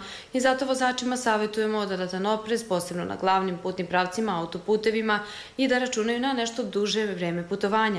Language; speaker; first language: Serbian; native; Serbian